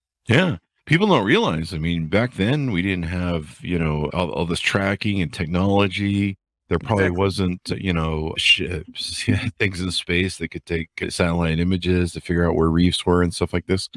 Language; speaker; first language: English; native; English